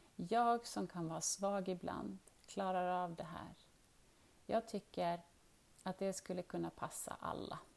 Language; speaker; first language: Swedish; non-native, learner; Arabic